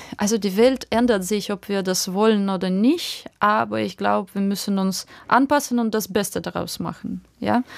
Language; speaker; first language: German; non-native, fluent; Ukrainian